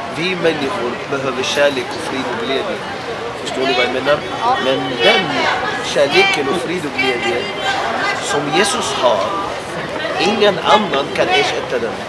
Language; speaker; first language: Swedish; non-native, fluent; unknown